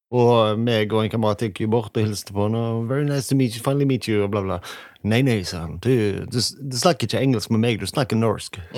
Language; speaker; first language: Norwegian; native; Norwegian